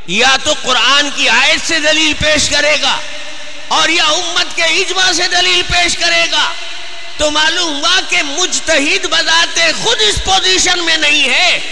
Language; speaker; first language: Urdu; native; Urdu